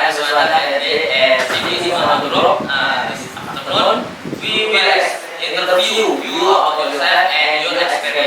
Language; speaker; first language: English; non-native, learner; Indonesian